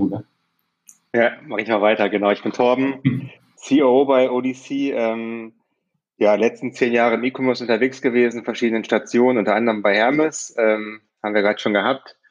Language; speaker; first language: German; native; German